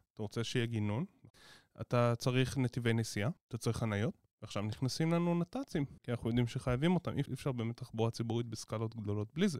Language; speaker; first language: Hebrew; native; Hebrew